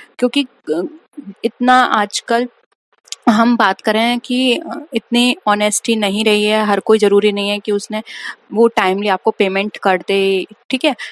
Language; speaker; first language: Hindi; native; Hindi